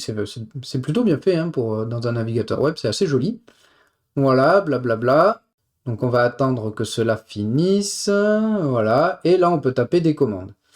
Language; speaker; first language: French; native; French